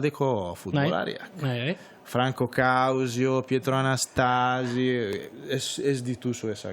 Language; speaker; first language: Basque; non-native, fluent; Italian